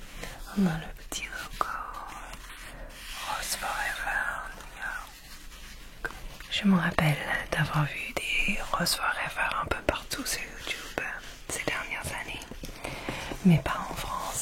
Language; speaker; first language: French; non-native, fluent; English